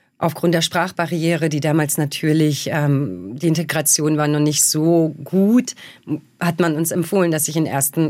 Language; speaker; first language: German; early bilingual, other home language; Bosnian